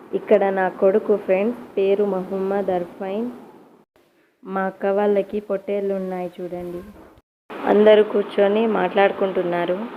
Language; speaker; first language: Telugu; non-native, local second language; Urdu